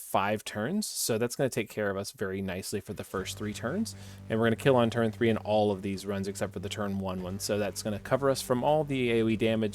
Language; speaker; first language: English; native; English